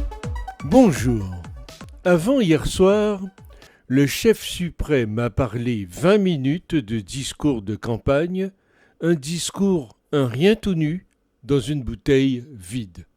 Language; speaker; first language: French; native; French